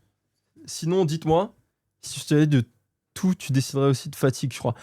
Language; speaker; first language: French; native; French